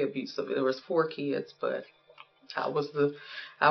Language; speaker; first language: English; native; English